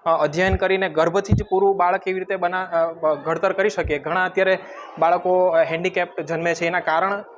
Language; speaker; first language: Gujarati; native; Gujarati